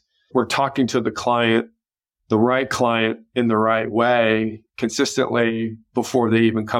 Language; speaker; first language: English; native; English